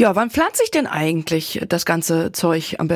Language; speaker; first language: German; native; German